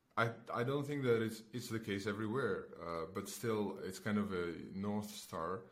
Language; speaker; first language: English; non-native, fluent; Belarusian